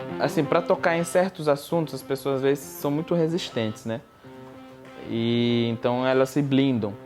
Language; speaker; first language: Portuguese; non-native, local second language; Kabuverdianu